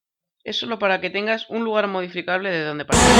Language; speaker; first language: Spanish; native; Spanish